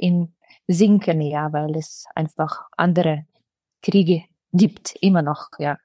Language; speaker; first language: German; non-native, fluent; Russian